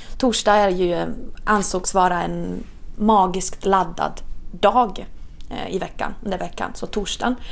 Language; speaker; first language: Swedish; non-native, fluent; Italian